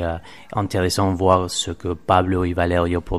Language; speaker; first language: French; non-native, fluent; Spanish